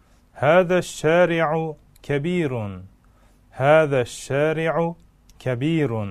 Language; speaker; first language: Arabic; non-native, fluent; Uzbek